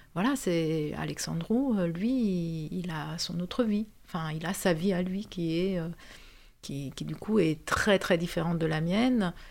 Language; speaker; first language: French; non-native, fluent; Romanian